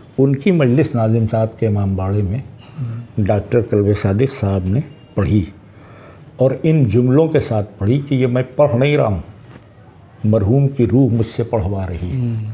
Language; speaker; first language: Urdu; native; Urdu